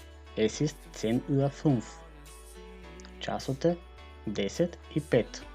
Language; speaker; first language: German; non-native, fluent; Macedonian